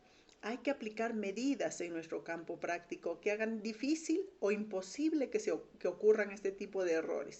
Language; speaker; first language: Spanish; native; Spanish